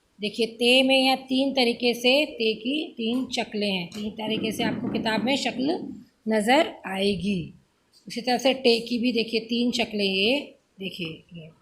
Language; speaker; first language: Urdu; native; Urdu